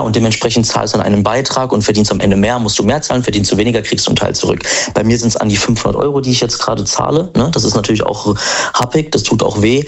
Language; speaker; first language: German; native; German